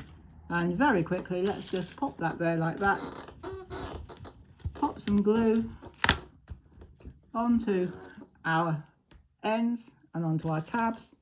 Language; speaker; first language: English; native; English